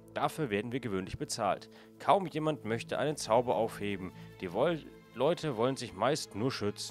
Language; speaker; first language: German; native; German